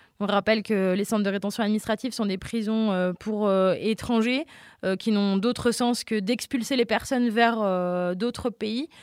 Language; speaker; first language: French; native; French